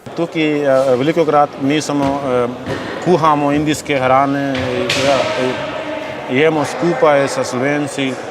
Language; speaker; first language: Slovenian; non-native, learner; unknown